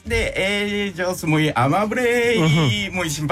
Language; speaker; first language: Spanish; non-native, learner; Japanese